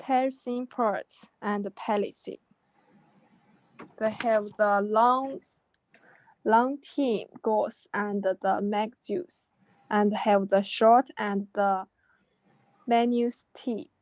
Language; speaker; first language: English; non-native, learner; Chinese